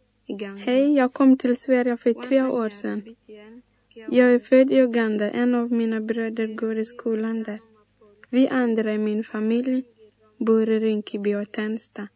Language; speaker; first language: Swedish; early bilingual, other home language; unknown